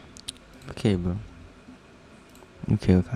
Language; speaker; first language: English; non-native, learner; Indonesian